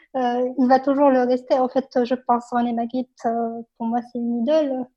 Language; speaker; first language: French; non-native, local second language; Arabic